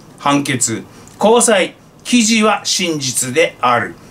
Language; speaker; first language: Japanese; native; Japanese